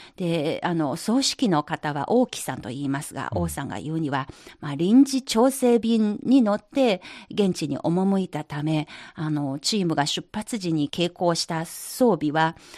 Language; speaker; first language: Japanese; non-native, fluent; Chinese